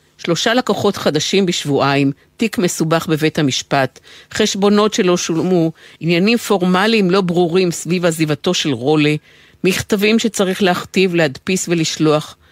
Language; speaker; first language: Hebrew; native; Hebrew